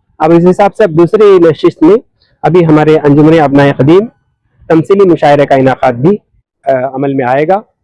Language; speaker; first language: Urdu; native; Urdu